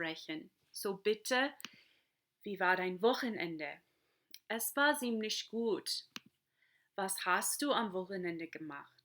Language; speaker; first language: German; non-native, fluent; English